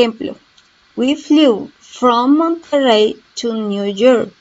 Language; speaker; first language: English; non-native, learner; Spanish